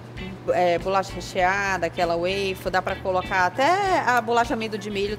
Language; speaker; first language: Portuguese; native; Portuguese